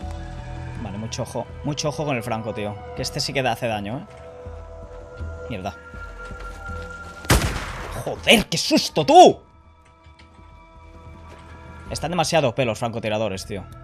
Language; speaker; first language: Spanish; native; Spanish